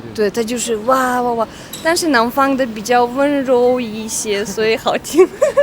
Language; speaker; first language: Chinese; non-native, fluent; Tajik